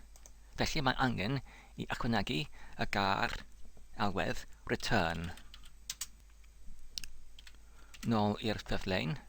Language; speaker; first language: Welsh; non-native, fluent; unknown